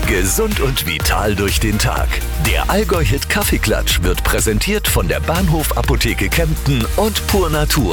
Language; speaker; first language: German; native; German